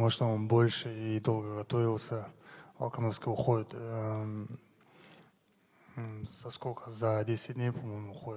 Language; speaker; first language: Russian; non-native, local second language; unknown